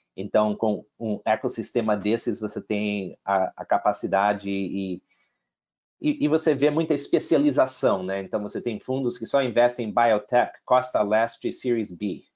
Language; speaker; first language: Portuguese; non-native, fluent; English